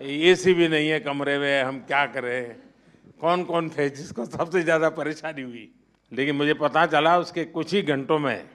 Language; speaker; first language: Hindi; non-native, local second language; Gujarati